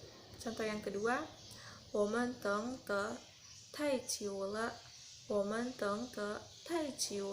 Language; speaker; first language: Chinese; non-native, learner; Indonesian